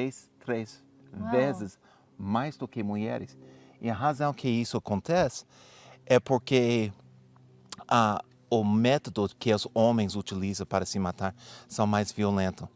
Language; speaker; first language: Portuguese; non-native, fluent; English